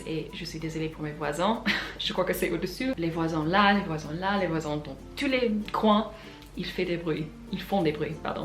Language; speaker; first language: French; non-native, fluent; English